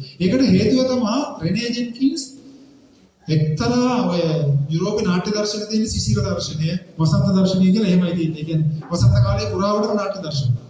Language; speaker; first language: Sinhala; native; Sinhala